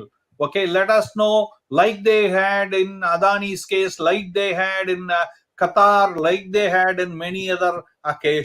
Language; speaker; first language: English; non-native, local second language; Hindi